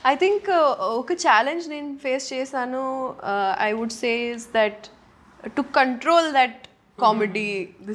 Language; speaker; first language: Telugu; non-native, local second language; Urdu